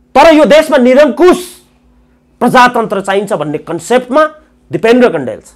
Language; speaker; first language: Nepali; native; Nepali